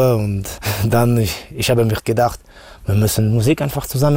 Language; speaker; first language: German; non-native, fluent; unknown